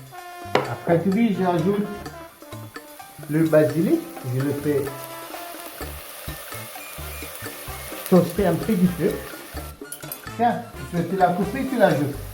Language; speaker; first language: French; non-native, fluent; Italian